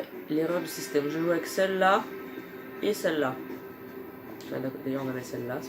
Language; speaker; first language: French; native; French